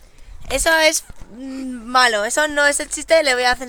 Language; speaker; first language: Spanish; native; Spanish